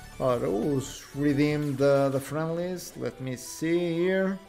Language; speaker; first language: English; non-native, learner; Portuguese